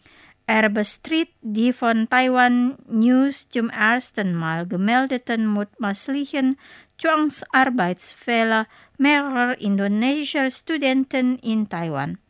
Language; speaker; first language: German; non-native, fluent; Indonesian